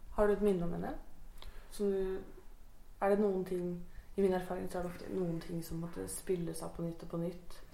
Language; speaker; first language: Norwegian; native; Norwegian